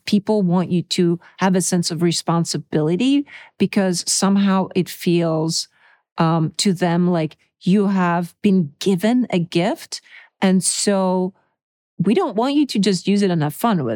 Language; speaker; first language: English; early bilingual, other home language; Czech